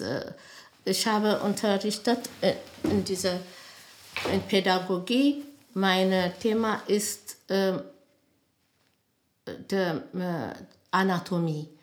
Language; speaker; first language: German; non-native, learner; Amharic